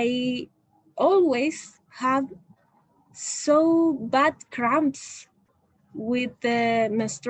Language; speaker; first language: English; non-native, learner; Spanish